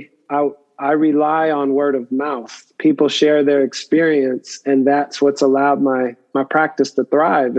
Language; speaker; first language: English; native; English